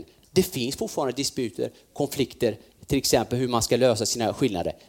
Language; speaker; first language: Swedish; non-native, fluent; Kurdish